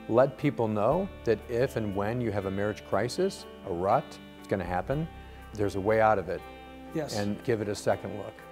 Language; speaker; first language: English; native; English